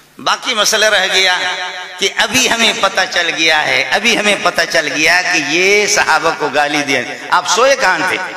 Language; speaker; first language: Urdu; non-native, local second language; Baluchi